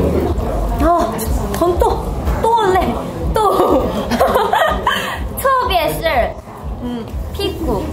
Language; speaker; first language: Chinese; non-native, learner; Korean